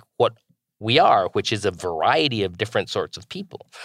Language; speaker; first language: English; non-native, fluent; Spanish